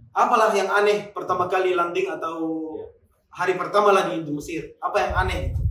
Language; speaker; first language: Indonesian; non-native, fluent; Arabic